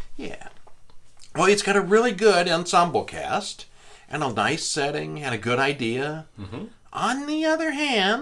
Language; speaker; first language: English; native; English